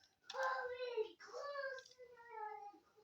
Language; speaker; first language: French; native; French